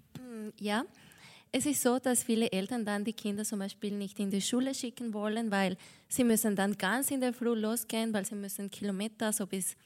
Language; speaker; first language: German; non-native, fluent; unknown